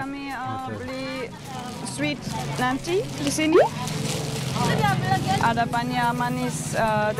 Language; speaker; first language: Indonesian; non-native, learner; German